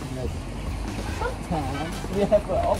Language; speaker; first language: English; non-native, learner; Indonesian